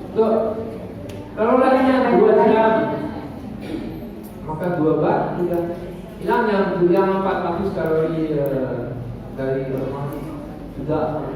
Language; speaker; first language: Indonesian; non-native, learner; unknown